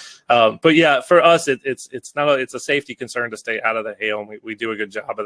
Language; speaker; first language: English; native; English